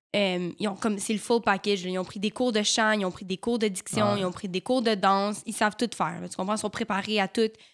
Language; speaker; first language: French; native; French